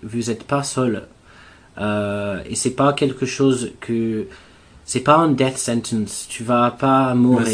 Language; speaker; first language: French; non-native, learner; English